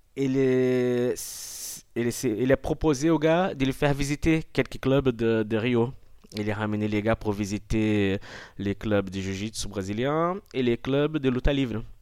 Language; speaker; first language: French; non-native, fluent; Portuguese